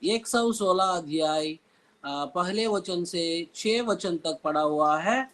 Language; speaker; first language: Hindi; non-native, local second language; Telugu